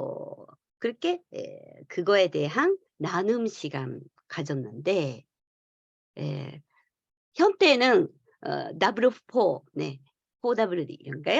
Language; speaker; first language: Korean; non-native, fluent; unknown